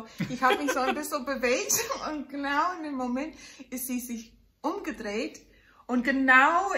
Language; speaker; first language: German; non-native, fluent; English